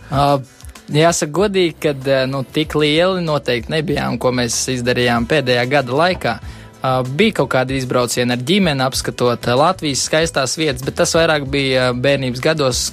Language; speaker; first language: Latvian; native; Latvian